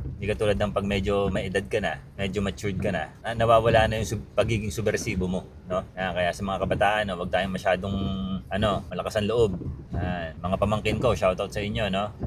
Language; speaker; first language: Filipino; native; Filipino